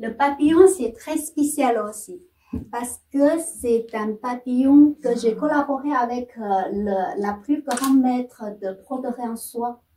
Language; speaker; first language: French; non-native, fluent; Chinese